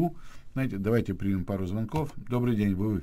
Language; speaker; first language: Russian; native; Russian